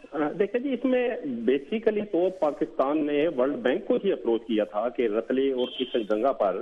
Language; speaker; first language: Urdu; native; Urdu